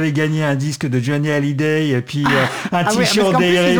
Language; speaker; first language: French; non-native, fluent; Russian